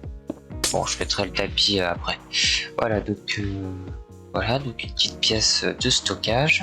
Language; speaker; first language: French; native; French